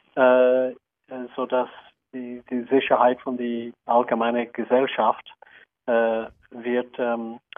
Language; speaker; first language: German; non-native, fluent; English